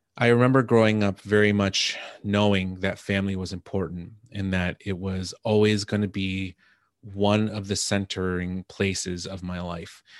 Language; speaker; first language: English; native; English